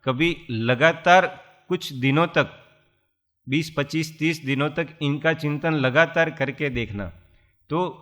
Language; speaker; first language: Hindi; non-native, local second language; Gujarati